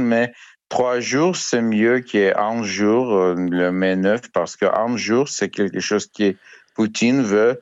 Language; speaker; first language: French; non-native, learner; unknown